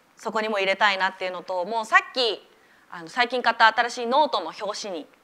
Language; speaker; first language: Japanese; native; Japanese